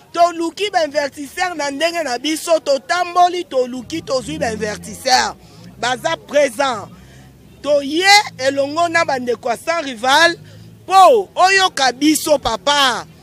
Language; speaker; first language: Lingala; native; Lingala